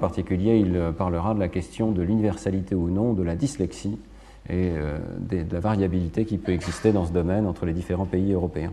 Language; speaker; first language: French; native; French